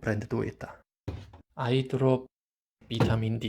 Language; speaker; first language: Korean; non-native, fluent; German